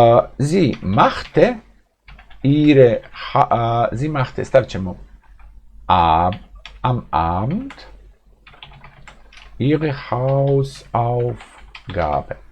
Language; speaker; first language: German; non-native, fluent; Bosnian